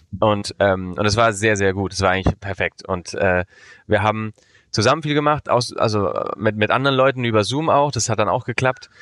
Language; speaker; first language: German; early bilingual, heritage; Spanish